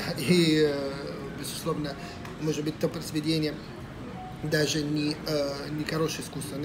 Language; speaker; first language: Russian; non-native, fluent; Italian